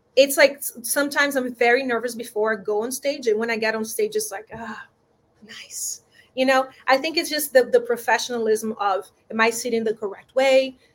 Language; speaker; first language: English; non-native, fluent; Portuguese